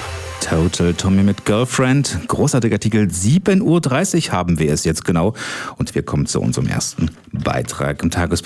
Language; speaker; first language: German; native; German